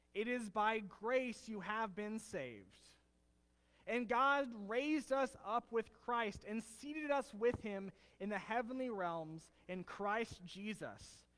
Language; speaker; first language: English; native; English